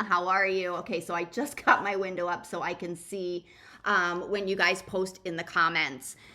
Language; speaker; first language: English; native; English